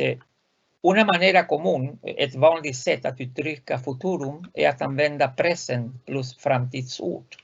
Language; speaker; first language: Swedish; non-native, fluent; Spanish